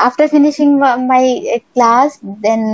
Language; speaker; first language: English; non-native, learner; Bangla